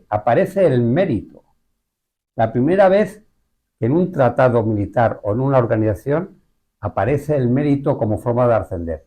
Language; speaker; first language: Spanish; native; Spanish